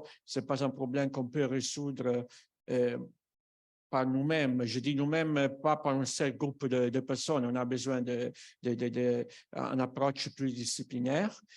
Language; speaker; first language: French; non-native, fluent; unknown